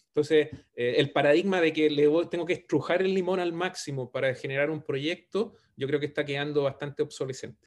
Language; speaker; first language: Spanish; native; Spanish